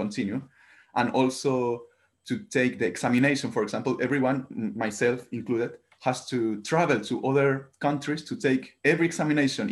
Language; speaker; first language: English; non-native, learner; Spanish